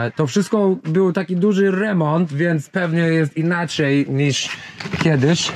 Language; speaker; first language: Polish; non-native, learner; English